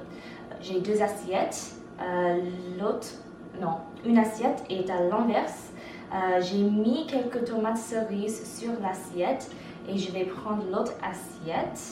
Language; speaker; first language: French; non-native, learner; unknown